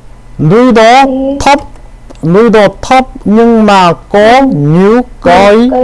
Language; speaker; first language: Vietnamese; non-native, learner; Korean